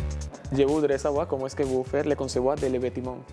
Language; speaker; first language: French; non-native, learner; Spanish